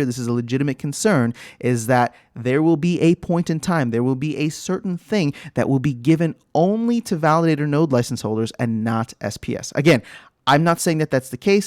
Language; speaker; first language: English; native; English